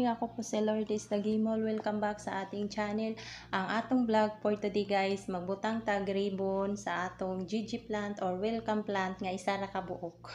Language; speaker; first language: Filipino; non-native, local second language; Cebuano